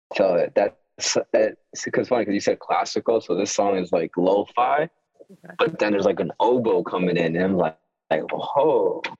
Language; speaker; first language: English; native; English